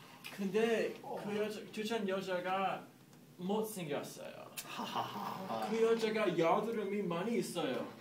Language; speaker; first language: Korean; non-native, learner; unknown